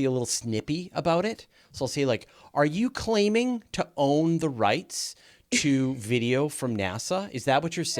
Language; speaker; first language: English; native; English